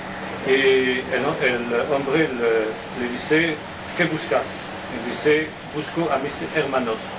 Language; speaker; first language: Spanish; non-native, learner; French